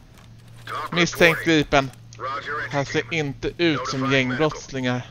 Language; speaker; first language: Swedish; native; Swedish